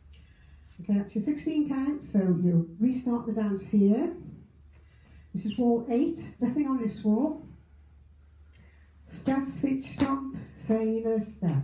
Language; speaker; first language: English; native; English